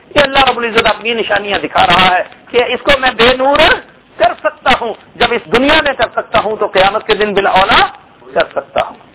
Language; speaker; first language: Urdu; non-native, local second language; Punjabi